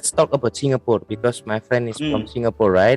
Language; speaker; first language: English; non-native, learner; Indonesian